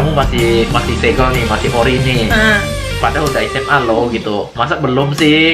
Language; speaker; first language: Indonesian; native; Indonesian